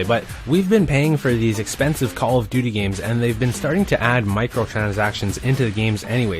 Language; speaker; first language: English; native; English